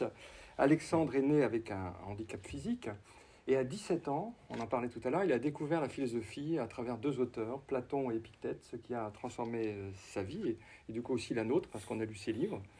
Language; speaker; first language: French; native; French